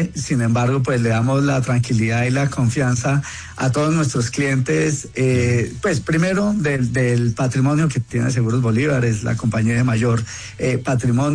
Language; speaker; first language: Spanish; native; Spanish